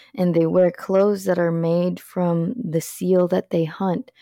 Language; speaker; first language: English; early bilingual, other home language; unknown